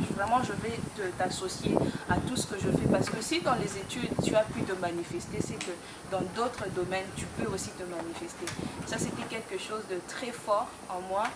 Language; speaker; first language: French; non-native, local second language; Lingala